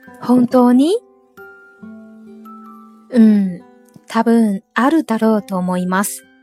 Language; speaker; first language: Japanese; non-native, fluent; Chinese